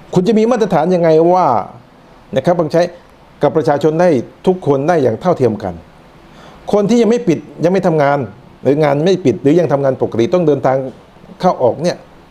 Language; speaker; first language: Thai; non-native, local second language; Northern Khmer